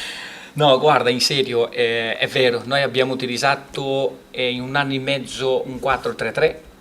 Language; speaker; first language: Italian; non-native, fluent; Portuguese